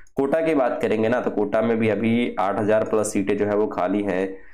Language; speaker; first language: Hindi; native; Hindi